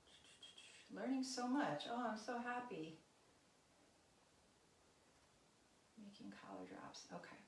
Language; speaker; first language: English; native; English